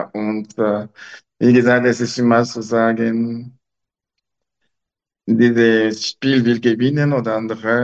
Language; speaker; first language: German; non-native, local second language; French